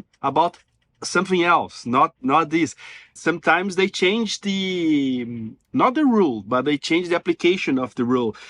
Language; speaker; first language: English; non-native, fluent; Portuguese